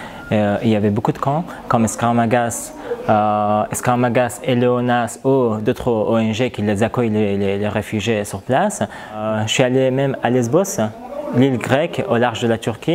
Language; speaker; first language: French; non-native, learner; Persian